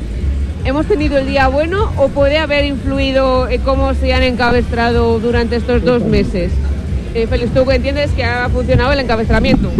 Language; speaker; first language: Spanish; native; Spanish